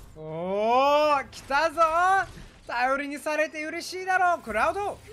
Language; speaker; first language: Japanese; non-native, fluent; English